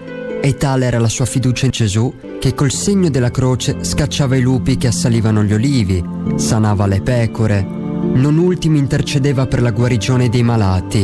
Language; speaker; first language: Italian; native; Italian